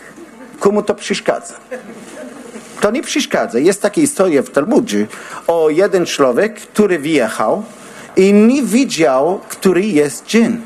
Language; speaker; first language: Polish; non-native, learner; Hebrew